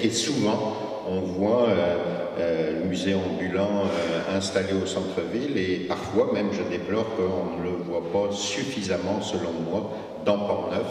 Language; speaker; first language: French; native; French